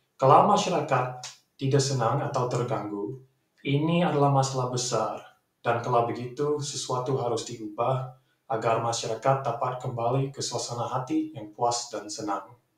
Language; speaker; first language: Indonesian; non-native, fluent; English